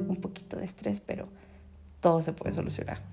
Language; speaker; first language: Spanish; native; Spanish